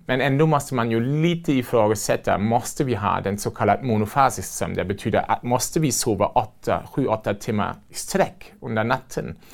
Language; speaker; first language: Swedish; non-native, fluent; German